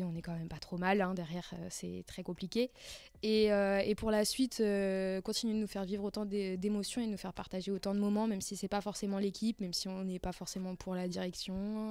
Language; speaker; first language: French; native; French